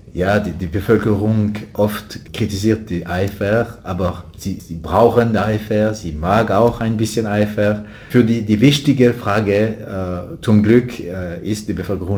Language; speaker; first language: German; non-native, learner; French